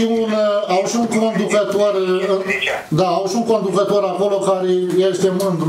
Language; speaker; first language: Romanian; native; Romanian